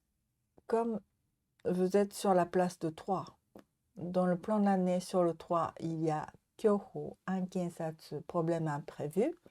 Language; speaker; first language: French; non-native, learner; Japanese